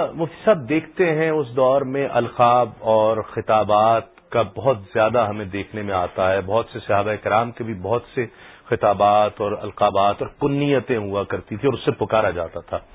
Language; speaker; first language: Urdu; native; Urdu